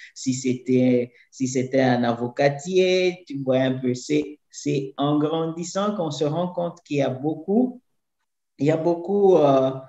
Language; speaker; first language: French; native; French